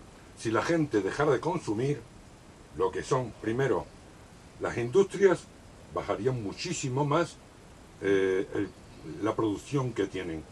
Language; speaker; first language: Spanish; native; Spanish